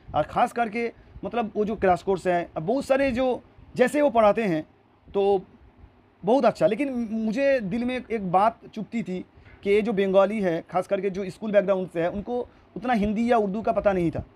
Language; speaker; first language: Hindi; non-native, local second language; Urdu